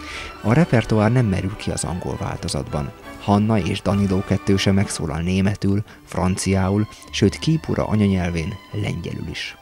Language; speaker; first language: Hungarian; native; Hungarian